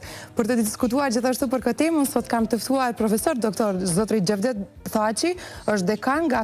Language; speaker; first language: Albanian; native; Albanian